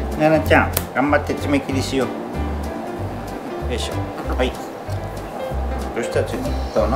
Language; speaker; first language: Japanese; native; Japanese